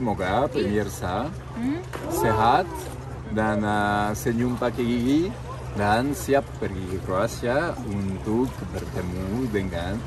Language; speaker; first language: Indonesian; non-native, fluent; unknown